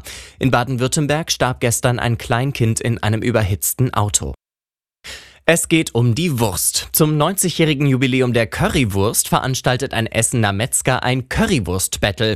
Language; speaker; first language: German; native; German